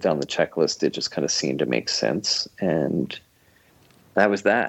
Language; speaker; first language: English; native; English